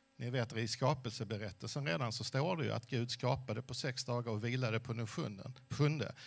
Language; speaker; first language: Swedish; early bilingual, other home language; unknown